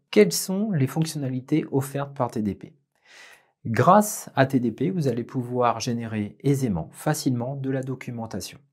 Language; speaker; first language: French; native; French